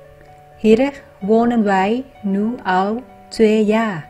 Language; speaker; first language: Dutch; non-native, fluent; Vietnamese